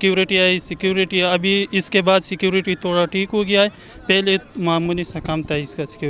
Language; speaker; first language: Hindi; non-native, local second language; Pashto